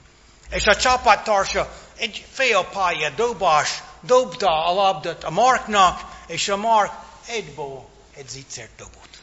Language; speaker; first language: Hungarian; non-native, fluent; English